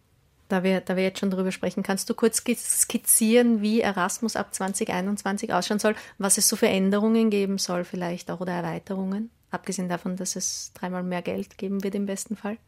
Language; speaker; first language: German; native; German